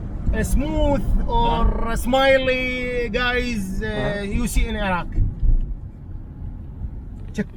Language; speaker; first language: English; non-native, learner; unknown